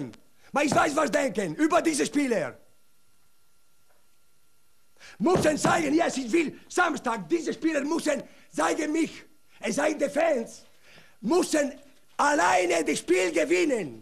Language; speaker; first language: German; non-native, learner; Italian